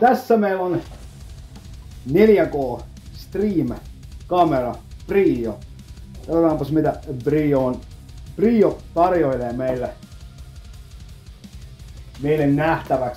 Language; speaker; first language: Finnish; native; Finnish